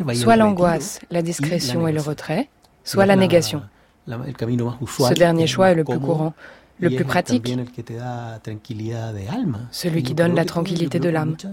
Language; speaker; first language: French; native; French